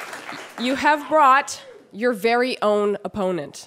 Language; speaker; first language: English; native; English